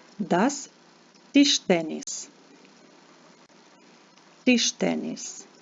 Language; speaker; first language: German; non-native, fluent; Ukrainian